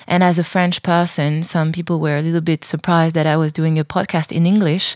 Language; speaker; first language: English; non-native, fluent; French